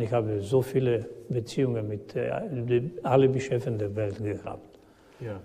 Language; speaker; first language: German; non-native, learner; Croatian